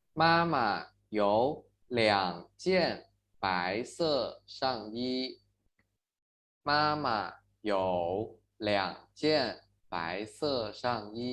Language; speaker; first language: Chinese; non-native, fluent; Thai